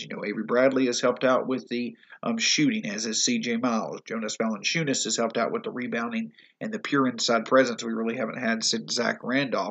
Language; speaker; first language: English; native; English